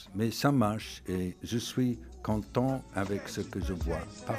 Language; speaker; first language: French; non-native, fluent; English